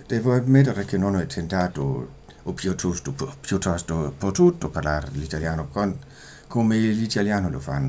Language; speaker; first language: Italian; non-native, fluent; Danish